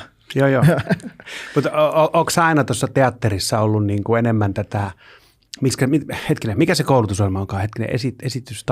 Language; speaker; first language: Finnish; non-native, learner; English